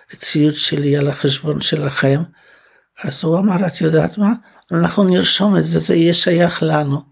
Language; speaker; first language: Hebrew; non-native, fluent; Polish